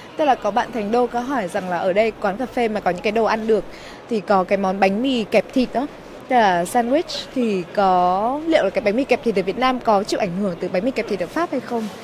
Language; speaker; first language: Vietnamese; native; Vietnamese